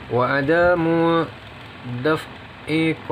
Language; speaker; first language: Arabic; non-native, learner; Indonesian